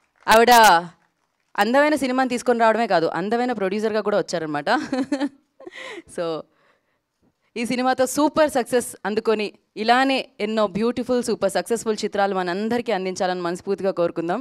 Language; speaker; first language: Telugu; native; Telugu